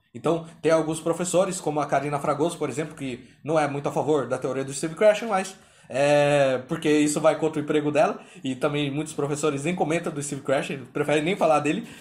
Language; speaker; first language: Portuguese; native; Portuguese